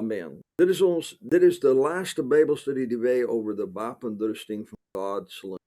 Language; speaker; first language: Dutch; non-native, fluent; English